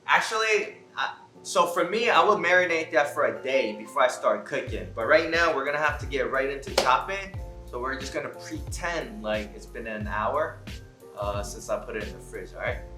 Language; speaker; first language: English; native; English